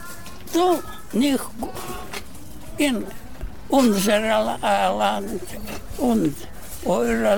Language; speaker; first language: German; non-native, learner; Russian